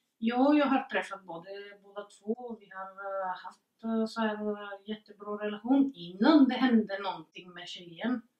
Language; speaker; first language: Swedish; non-native, fluent; Bulgarian